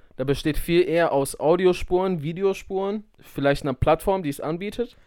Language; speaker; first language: German; native; German